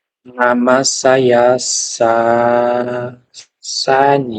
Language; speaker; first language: Indonesian; non-native, learner; Chinese